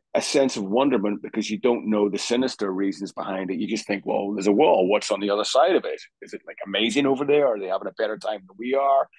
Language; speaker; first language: English; native; English